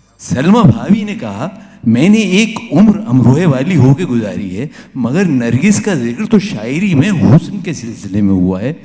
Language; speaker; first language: Urdu; native; Urdu